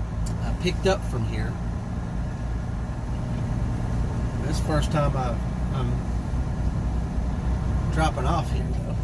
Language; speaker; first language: English; native; English